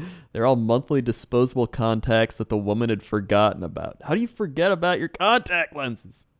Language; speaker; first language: English; native; English